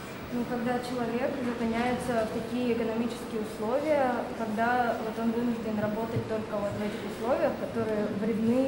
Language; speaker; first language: Russian; native; Russian